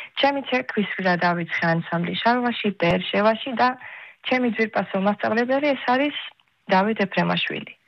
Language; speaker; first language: Georgian; early bilingual, heritage; Hebrew